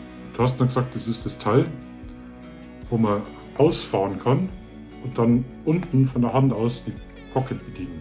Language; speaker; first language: German; native; German